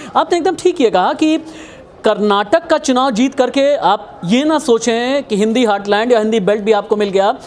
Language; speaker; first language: Hindi; native; Hindi